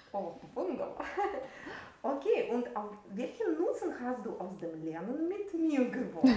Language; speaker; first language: German; non-native, fluent; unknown